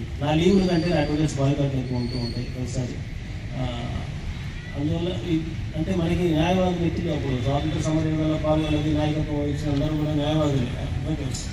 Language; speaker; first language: Telugu; native; Telugu